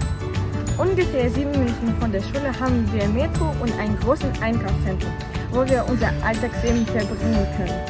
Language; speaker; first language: German; non-native, learner; Russian